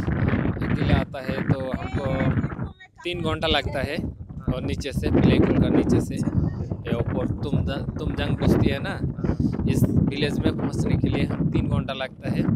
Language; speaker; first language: Hindi; non-native, local second language; Bangla